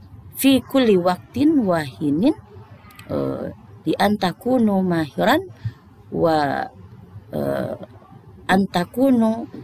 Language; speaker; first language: Arabic; non-native, fluent; Indonesian